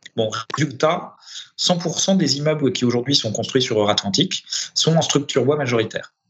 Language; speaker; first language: French; early bilingual, other home language; Romanian